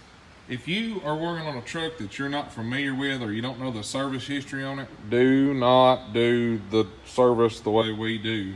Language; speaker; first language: English; native; English